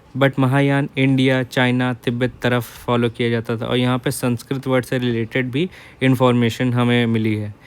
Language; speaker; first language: Hindi; native; Hindi